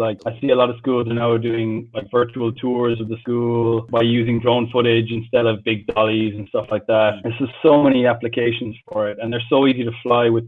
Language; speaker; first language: English; native; English